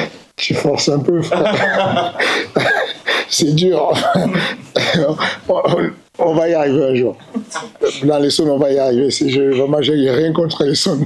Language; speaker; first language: French; native; French